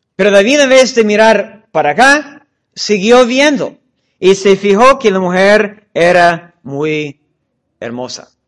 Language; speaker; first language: Spanish; non-native, fluent; English